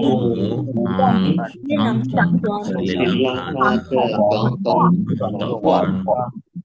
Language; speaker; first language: Chinese; non-native, learner; Sinhala